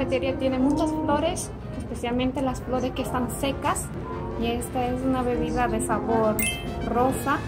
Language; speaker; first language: Spanish; non-native, fluent; Korean